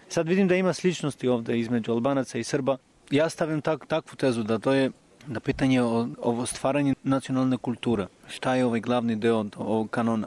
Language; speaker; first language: Serbian; non-native, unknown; Albanian